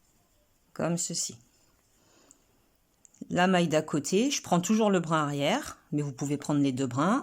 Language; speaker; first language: French; native; French